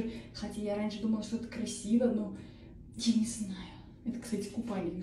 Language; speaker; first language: Russian; native; Russian